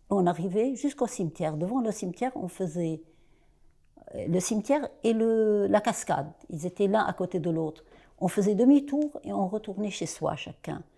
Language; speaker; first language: French; non-native, local second language; Arabic